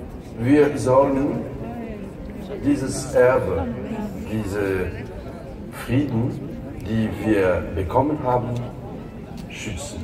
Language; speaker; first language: German; non-native, learner; French